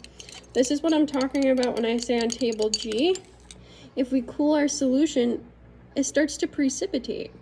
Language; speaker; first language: English; native; English